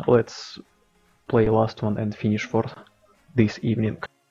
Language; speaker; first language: English; non-native, learner; Russian